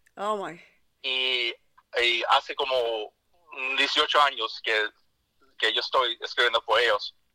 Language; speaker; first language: Spanish; early bilingual, heritage; Spanish